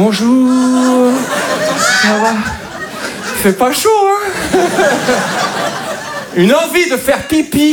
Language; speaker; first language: French; native; French